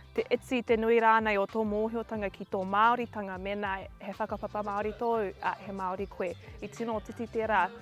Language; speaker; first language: Māori; non-native, local second language; English